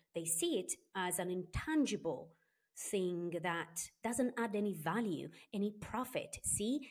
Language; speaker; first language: English; non-native, fluent; Italian